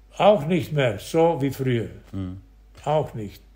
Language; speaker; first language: German; non-native, fluent; Serbian